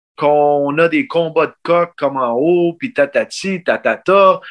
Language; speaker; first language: French; early bilingual, heritage; French